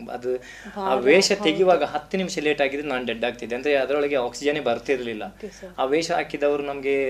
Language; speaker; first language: Kannada; non-native, local second language; Tulu